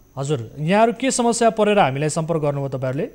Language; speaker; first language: Nepali; native; Nepali